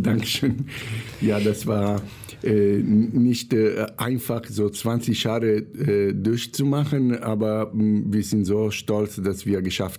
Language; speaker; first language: German; non-native, fluent; Italian